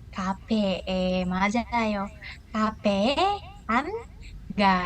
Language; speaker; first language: Korean; non-native, fluent; Indonesian